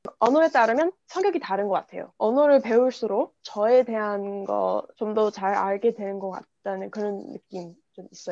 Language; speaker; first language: Korean; non-native, fluent; English